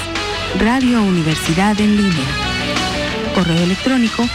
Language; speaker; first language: Spanish; native; Spanish